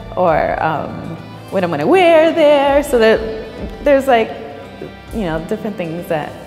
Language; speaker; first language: English; native; English